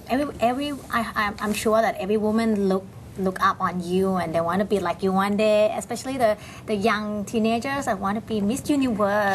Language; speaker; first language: English; non-native, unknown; Thai